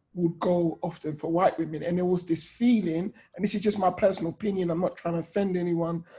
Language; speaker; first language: English; native; English